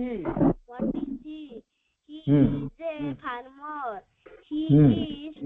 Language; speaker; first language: English; non-native, learner; Odia